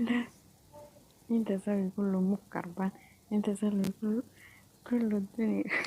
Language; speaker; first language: Arabic; non-native, learner; Oromo